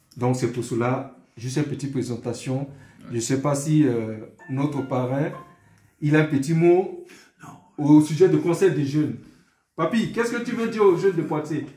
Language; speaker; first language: French; non-native, local second language; Sango